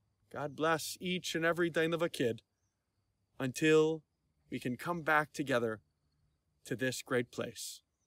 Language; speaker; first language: English; early bilingual, other home language; Lithuanian